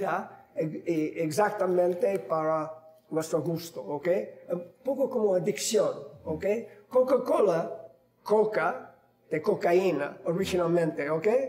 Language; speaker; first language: Spanish; non-native, fluent; English